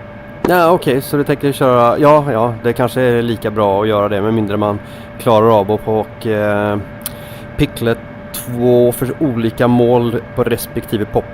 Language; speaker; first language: Swedish; native; Swedish